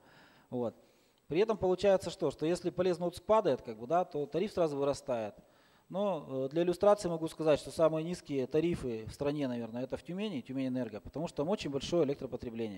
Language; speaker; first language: Russian; native; Russian